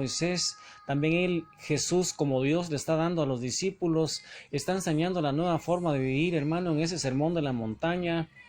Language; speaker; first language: Spanish; native; Spanish